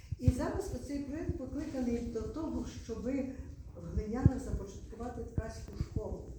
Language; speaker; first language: Ukrainian; native; Ukrainian